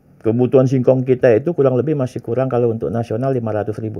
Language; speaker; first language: Indonesian; native; Indonesian